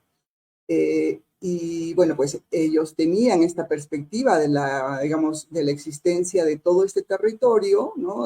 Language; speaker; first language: Spanish; native; Spanish